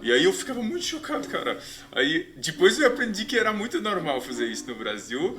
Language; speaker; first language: Portuguese; non-native, fluent; French